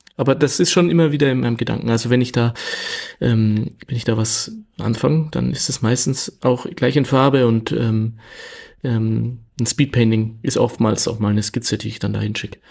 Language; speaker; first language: German; native; German